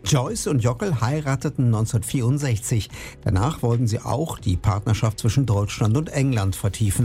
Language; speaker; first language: German; native; German